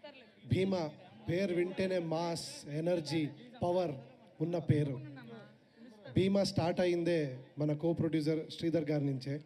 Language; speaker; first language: Telugu; non-native, learner; Kannada